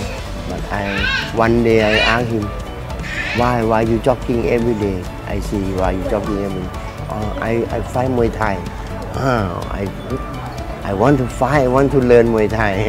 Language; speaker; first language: English; non-native, learner; Thai